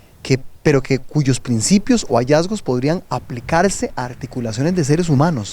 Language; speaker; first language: Spanish; native; Spanish